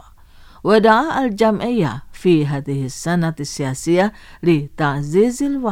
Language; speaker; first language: Arabic; non-native, fluent; Indonesian